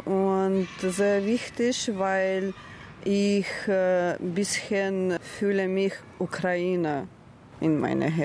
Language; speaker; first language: German; non-native, learner; Ukrainian